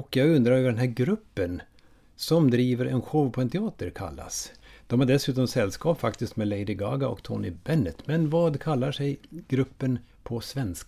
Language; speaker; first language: Swedish; native; Swedish